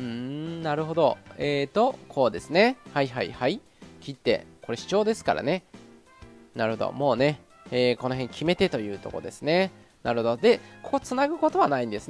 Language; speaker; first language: Japanese; native; Japanese